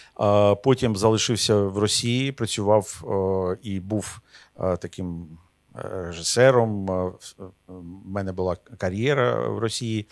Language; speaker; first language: Ukrainian; non-native, local second language; Russian